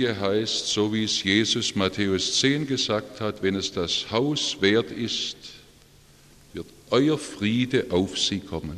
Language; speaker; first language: German; native; German